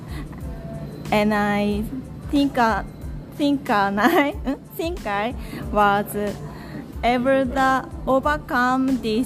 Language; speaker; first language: English; non-native, learner; Japanese